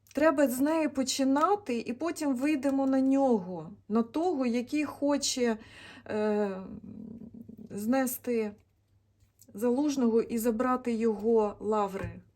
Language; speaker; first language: Ukrainian; native; Ukrainian